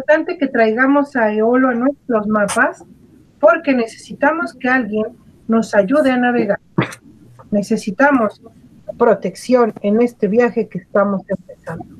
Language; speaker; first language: Spanish; native; Spanish